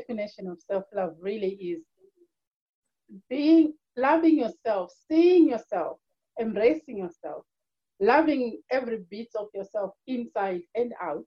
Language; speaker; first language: English; non-native, local second language; Shona